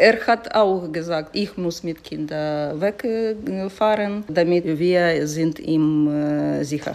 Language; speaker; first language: German; non-native, learner; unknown